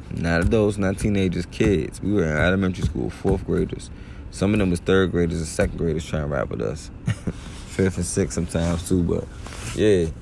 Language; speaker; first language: English; native; English